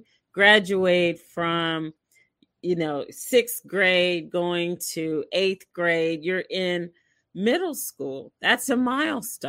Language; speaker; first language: English; native; English